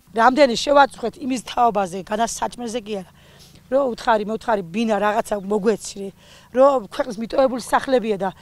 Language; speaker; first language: Georgian; native; Georgian